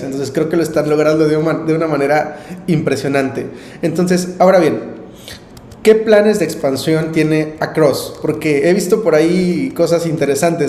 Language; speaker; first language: Spanish; native; Spanish